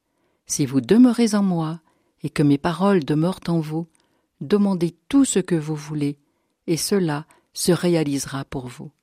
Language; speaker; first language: French; native; French